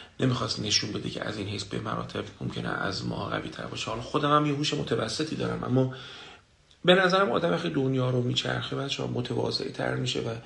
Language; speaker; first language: Persian; native; Persian